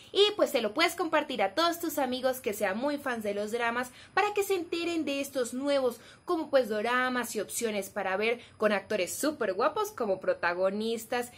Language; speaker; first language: Spanish; native; Spanish